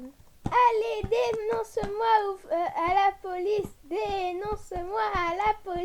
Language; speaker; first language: French; native; French